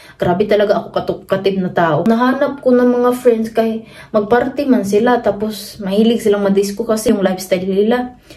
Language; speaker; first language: Filipino; non-native, local second language; Cebuano